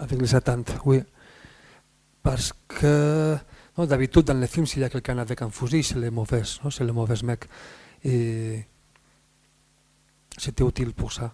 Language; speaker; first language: French; non-native, fluent; Spanish